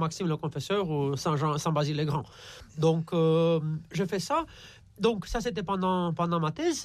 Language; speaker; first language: French; non-native, fluent; Romanian